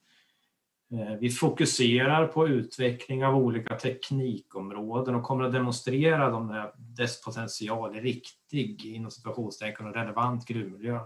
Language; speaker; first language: Swedish; native; Swedish